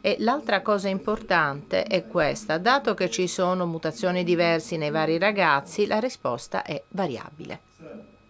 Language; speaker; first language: Italian; non-native, fluent; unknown